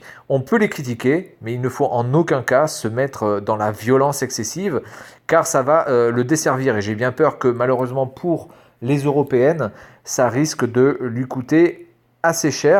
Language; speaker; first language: French; native; French